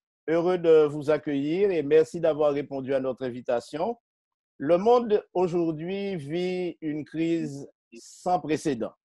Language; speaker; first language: French; native; French